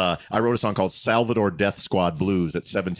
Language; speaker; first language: English; native; English